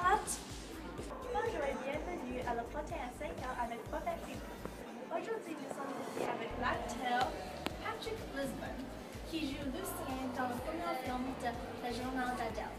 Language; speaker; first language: French; non-native, learner; English